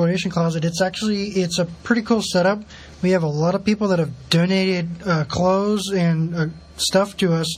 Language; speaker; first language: English; native; English